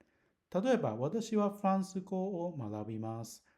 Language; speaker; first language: Japanese; non-native, learner; Cantonese